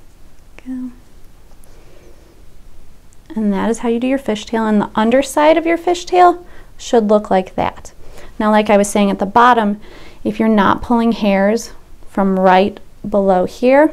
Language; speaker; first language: English; native; English